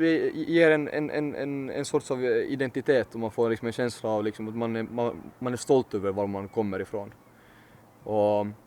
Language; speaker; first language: Swedish; native; Swedish